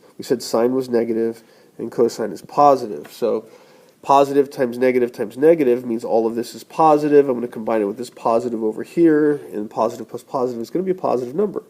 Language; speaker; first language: English; native; English